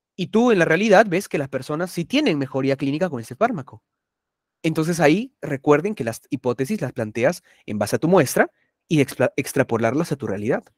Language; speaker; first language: Spanish; native; Spanish